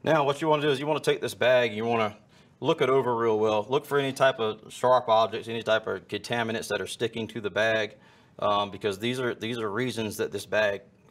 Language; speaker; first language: English; native; English